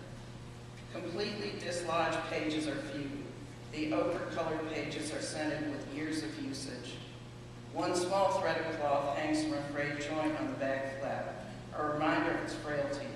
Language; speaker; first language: English; native; English